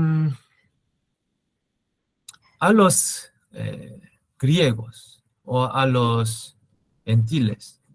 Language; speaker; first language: Spanish; non-native, learner; Korean